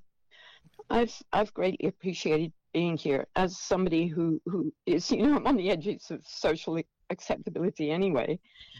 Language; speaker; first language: English; native; English